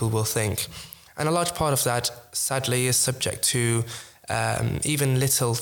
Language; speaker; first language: English; native; English